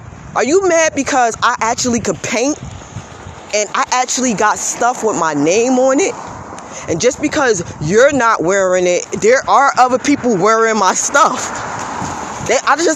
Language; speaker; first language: English; native; English